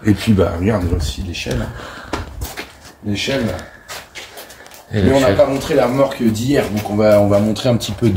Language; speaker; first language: French; native; French